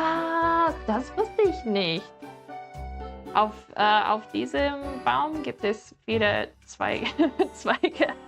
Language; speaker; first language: German; non-native, learner; English